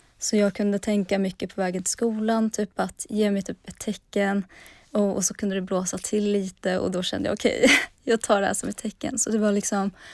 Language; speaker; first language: Swedish; early bilingual, other home language; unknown